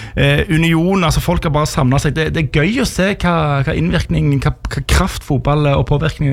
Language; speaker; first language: Norwegian; native; Norwegian